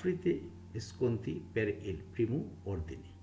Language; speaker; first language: Italian; non-native, fluent; Bangla